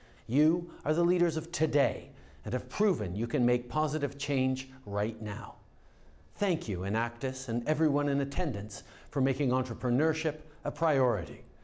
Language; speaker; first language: English; native; English